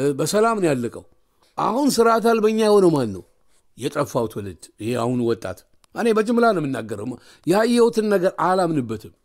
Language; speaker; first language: Amharic; native; Amharic